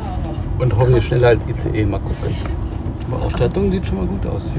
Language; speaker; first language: German; native; German